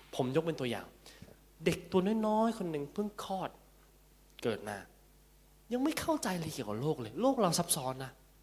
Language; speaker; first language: Thai; early bilingual, heritage; Thai